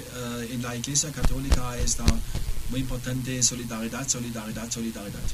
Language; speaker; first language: Spanish; non-native, learner; German